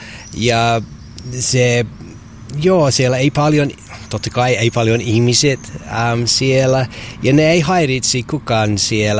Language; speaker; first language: Finnish; non-native, learner; English